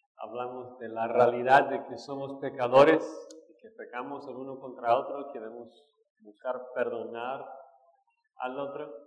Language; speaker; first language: Spanish; non-native, fluent; English